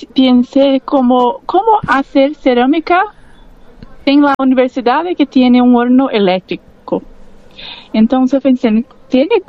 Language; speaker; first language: Spanish; non-native, learner; Portuguese